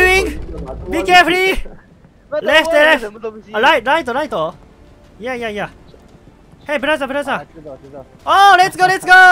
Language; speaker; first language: English; non-native, learner; Japanese